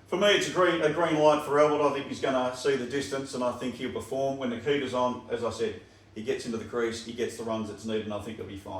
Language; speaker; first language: English; native; English